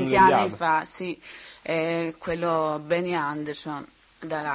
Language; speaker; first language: Italian; non-native, learner; Swedish